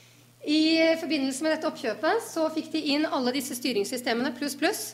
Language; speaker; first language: Norwegian; native; Norwegian